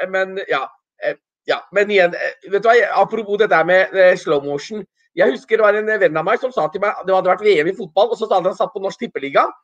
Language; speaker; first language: Norwegian; early bilingual, other home language; Urdu